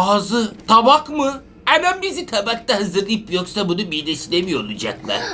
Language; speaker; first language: Turkish; native; Turkish